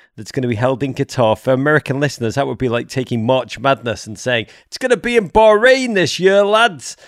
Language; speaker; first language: English; native; English